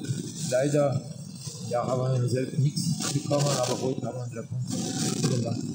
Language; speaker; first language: German; non-native, learner; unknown